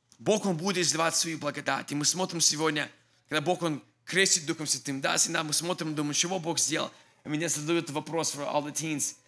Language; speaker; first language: Russian; early bilingual, heritage; English